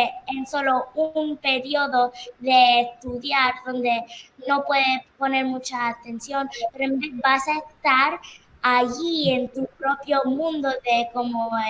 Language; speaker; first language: Spanish; early bilingual, heritage; Spanish